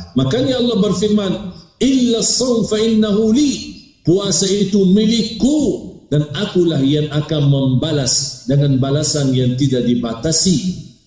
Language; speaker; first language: Malay; non-native, fluent; Arabic